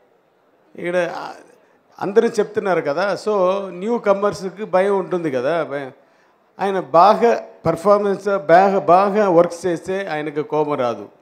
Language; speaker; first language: Telugu; non-native, fluent; Tamil